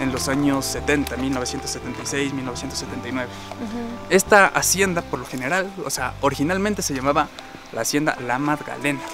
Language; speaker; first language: Spanish; native; Spanish